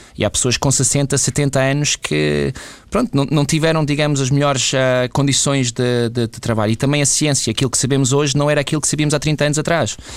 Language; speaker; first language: Portuguese; early bilingual, other home language; English